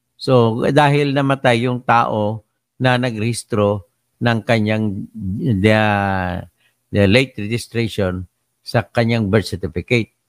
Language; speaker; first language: Filipino; non-native, local second language; Cebuano